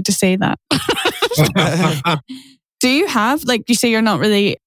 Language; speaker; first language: English; native; English